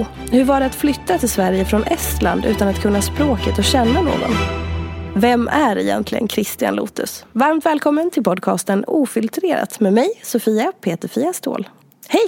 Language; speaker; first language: Swedish; native; Swedish